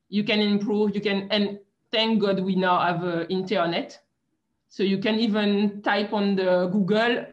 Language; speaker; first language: English; non-native, fluent; French